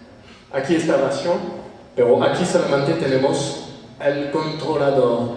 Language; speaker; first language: Spanish; non-native, fluent; French